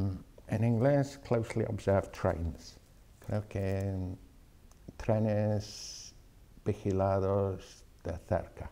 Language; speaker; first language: Spanish; non-native, fluent; English